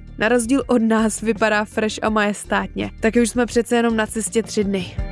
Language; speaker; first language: Czech; native; Czech